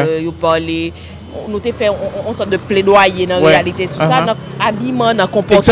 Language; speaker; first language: French; non-native, local second language; Haitian Creole